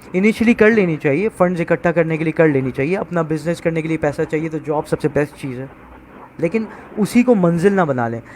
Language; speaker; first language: Urdu; native; Urdu